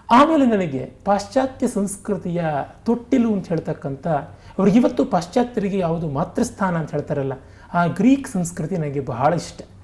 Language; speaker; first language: Kannada; non-native, local second language; Tamil